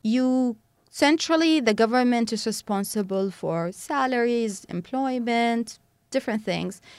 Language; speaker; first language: English; non-native, fluent; Arabic